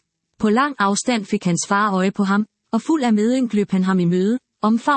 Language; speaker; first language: Danish; native; Danish